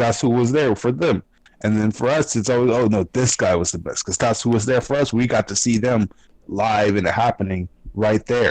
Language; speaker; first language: English; native; English